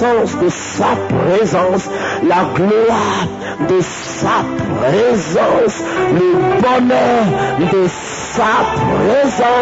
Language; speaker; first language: French; native; French